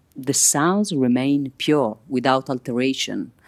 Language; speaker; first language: English; non-native, fluent; Italian